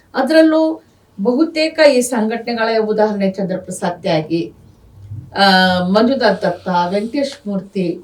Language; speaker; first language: Kannada; non-native, local second language; Urdu